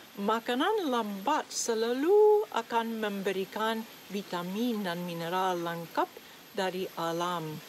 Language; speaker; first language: Indonesian; non-native, learner; English